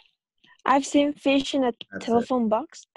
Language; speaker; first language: English; non-native, learner; Spanish